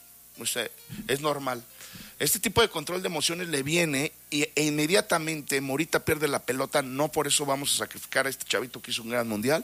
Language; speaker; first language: Spanish; native; Spanish